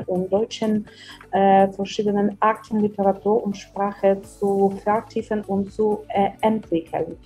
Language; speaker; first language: German; non-native, fluent; Ukrainian